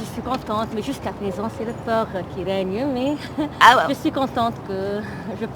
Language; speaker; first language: French; non-native, local second language; Arabic